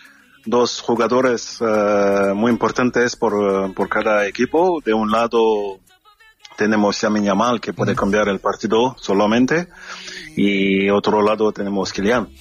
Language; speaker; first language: Spanish; non-native, learner; French